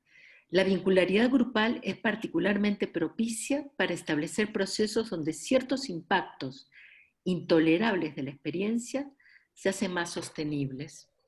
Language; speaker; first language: Spanish; native; Spanish